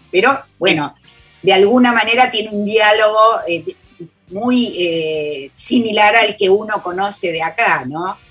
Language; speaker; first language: Spanish; native; Spanish